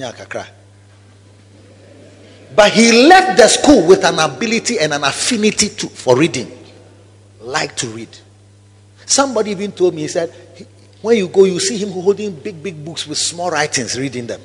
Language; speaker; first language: English; non-native, local second language; Akan